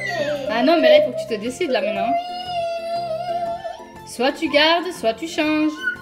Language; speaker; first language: French; native; French